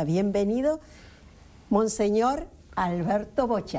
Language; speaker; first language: Spanish; native; Spanish